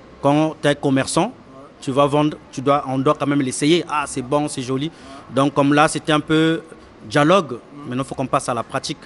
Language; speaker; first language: French; non-native, local second language; Lingala